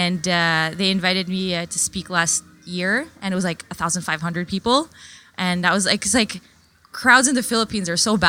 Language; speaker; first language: English; non-native, local second language; French